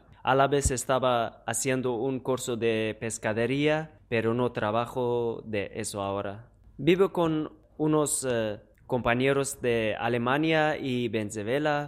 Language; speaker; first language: Spanish; non-native, learner; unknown